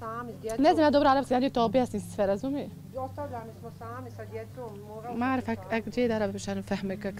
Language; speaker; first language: Arabic; non-native, learner; Bosnian